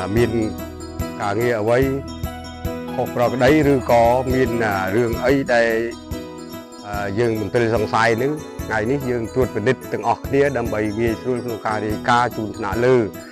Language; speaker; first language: Khmer; non-native, local second language; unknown